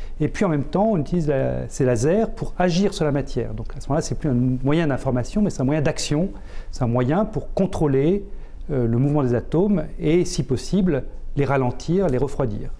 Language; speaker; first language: French; native; French